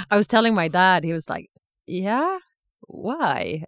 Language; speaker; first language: English; non-native, fluent; Swedish